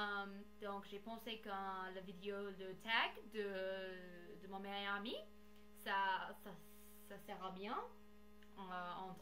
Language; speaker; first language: French; non-native, learner; English